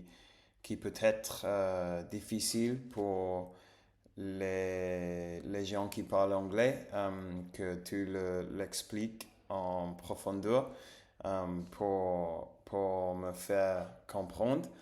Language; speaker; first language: French; non-native, learner; English